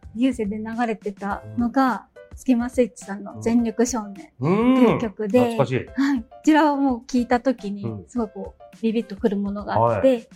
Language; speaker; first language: Japanese; native; Japanese